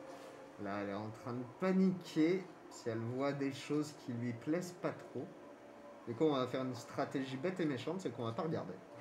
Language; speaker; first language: French; native; French